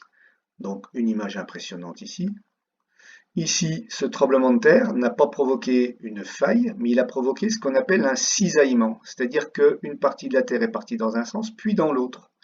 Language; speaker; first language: French; native; French